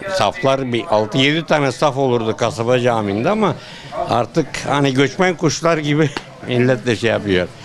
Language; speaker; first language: Turkish; native; Turkish